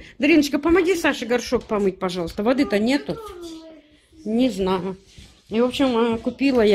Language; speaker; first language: Russian; native; Russian